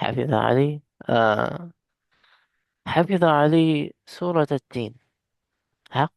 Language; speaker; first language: Arabic; non-native, learner; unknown